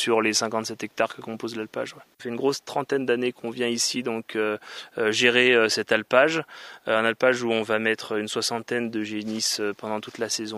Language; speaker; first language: French; native; French